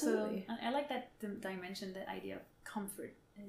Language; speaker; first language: English; non-native, fluent; French